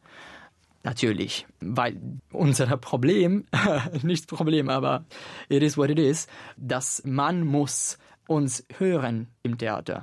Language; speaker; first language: German; non-native, fluent; Italian